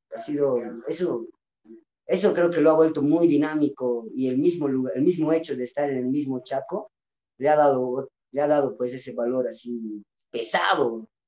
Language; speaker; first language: Spanish; non-native, local second language; Quechua